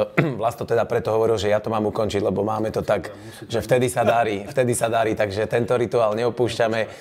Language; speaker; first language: Slovak; native; Slovak